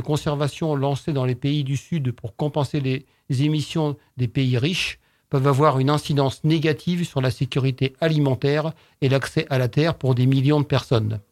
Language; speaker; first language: French; native; French